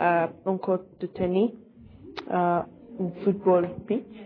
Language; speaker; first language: French; non-native, learner; English